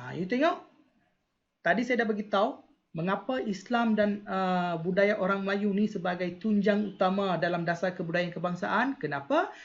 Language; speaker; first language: Malay; non-native, local second language; Tamil